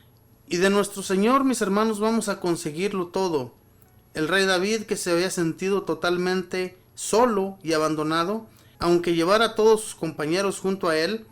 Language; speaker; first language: Spanish; native; Spanish